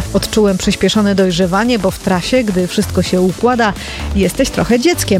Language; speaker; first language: Polish; native; Polish